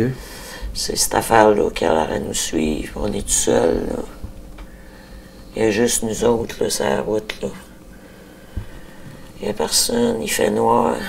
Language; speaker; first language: French; native; French